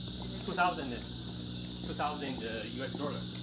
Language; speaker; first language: English; non-native, learner; Chinese